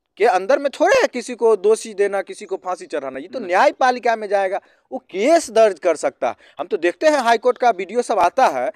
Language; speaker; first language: Hindi; native; Hindi